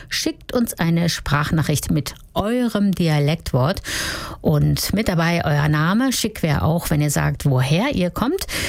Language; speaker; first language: German; native; German